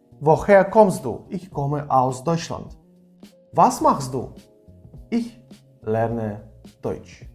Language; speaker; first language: German; non-native, fluent; Ukrainian